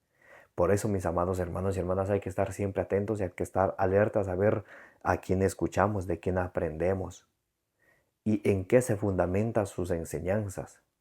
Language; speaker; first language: Spanish; native; Spanish